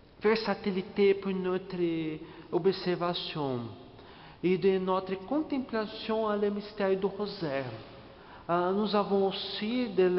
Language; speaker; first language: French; non-native, learner; Portuguese